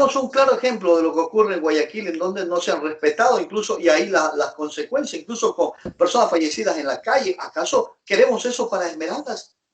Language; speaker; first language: Spanish; native; Spanish